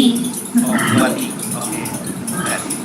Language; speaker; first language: Indonesian; non-native, fluent; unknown